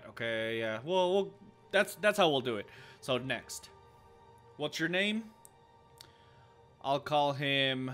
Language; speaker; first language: English; native; English